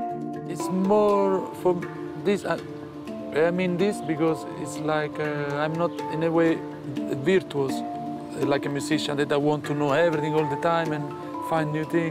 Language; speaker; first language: English; non-native, fluent; Italian